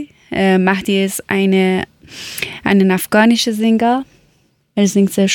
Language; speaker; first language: German; non-native, learner; Persian